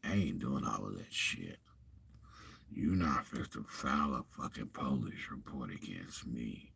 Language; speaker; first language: English; native; English